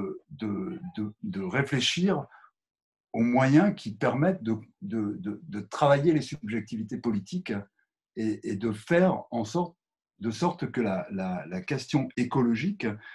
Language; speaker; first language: French; native; French